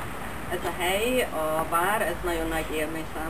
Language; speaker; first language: Hungarian; non-native, fluent; Finnish